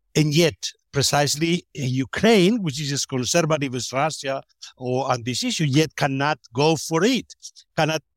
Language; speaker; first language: English; non-native, fluent; Spanish